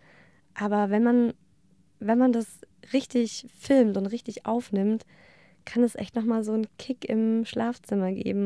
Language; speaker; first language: German; native; German